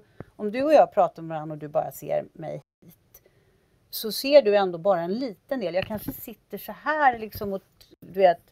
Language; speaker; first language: Swedish; native; Swedish